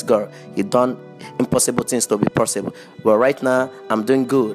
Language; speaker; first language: English; non-native, local second language; Igbo